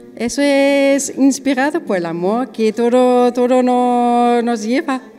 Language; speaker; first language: Spanish; non-native, fluent; German